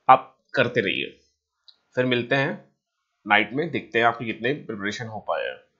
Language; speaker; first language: Hindi; native; Hindi